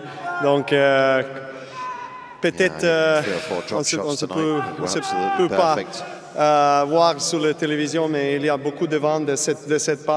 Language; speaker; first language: French; non-native, fluent; Serbian